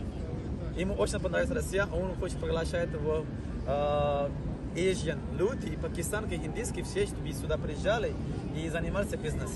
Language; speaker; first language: Russian; non-native, fluent; Urdu